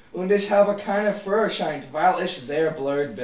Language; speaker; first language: German; non-native, learner; English